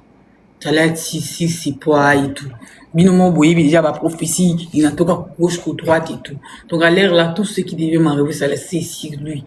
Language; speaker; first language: French; non-native, local second language; Lingala